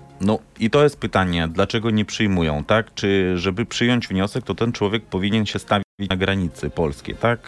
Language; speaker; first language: Polish; non-native, fluent; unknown